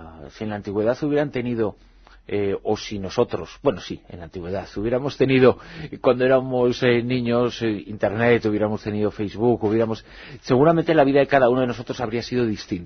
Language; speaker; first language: Spanish; native; Spanish